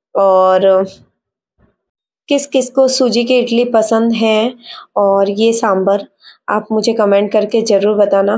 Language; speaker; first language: Hindi; native; Hindi